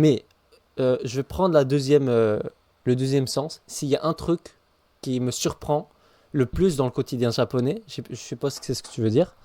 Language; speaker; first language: French; native; French